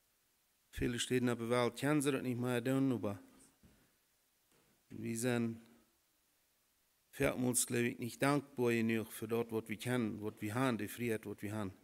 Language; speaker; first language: German; non-native, learner; Low German